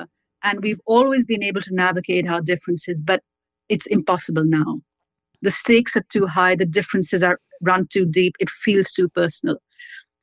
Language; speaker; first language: English; non-native, local second language; Urdu